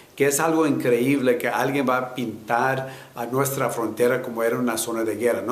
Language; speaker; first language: Spanish; early bilingual, heritage; Spanish